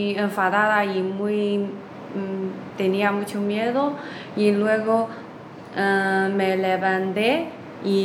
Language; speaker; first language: Spanish; non-native, learner; Chinese